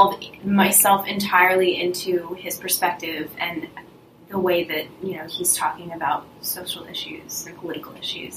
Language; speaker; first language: English; early bilingual, other home language; Russian